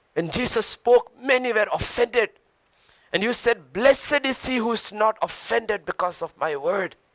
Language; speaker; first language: English; non-native, local second language; Nepali